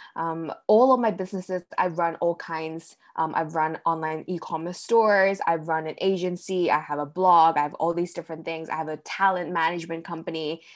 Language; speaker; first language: English; early bilingual, other home language; Cantonese